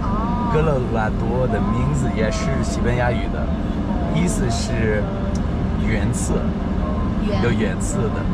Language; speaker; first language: Chinese; non-native, learner; English